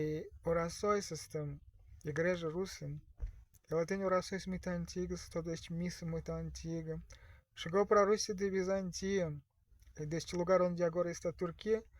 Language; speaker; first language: Portuguese; non-native, learner; Russian